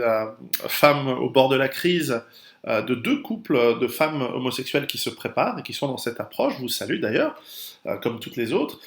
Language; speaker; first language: French; native; French